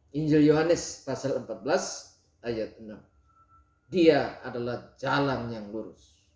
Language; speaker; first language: Indonesian; non-native, local second language; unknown